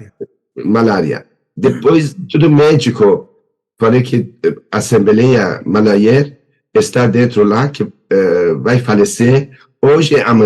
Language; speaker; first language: Portuguese; non-native, learner; Persian